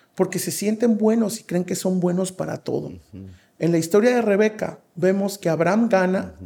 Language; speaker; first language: Spanish; native; Spanish